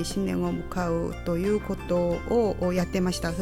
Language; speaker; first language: Japanese; non-native, fluent; Korean